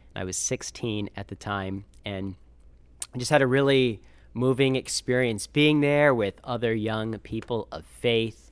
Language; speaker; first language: English; native; English